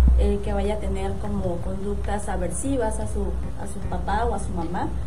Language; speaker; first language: Spanish; native; Spanish